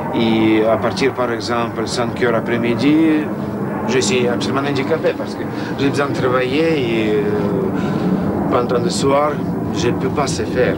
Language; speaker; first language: French; non-native, learner; Russian